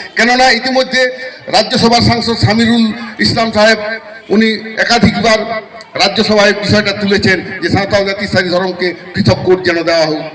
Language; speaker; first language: Bangla; non-native, local second language; Santali